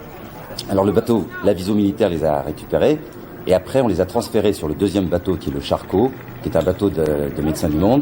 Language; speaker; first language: French; native; French